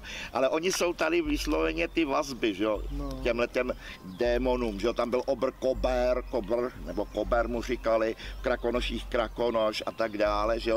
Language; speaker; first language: Czech; native; Czech